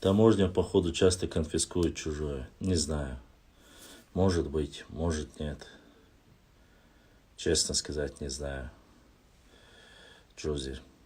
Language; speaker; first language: Russian; non-native, local second language; Chechen